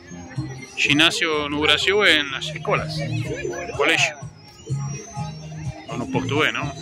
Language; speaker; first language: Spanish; non-native, fluent; Portuguese